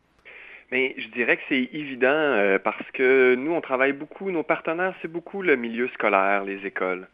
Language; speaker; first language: French; native; French